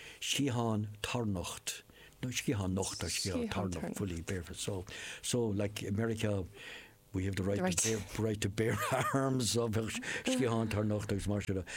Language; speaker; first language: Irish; non-native, local second language; English